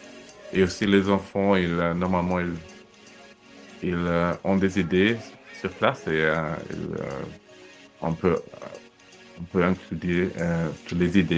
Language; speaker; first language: French; non-native, fluent; German